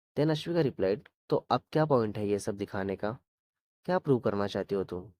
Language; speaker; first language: Hindi; non-native, local second language; Marathi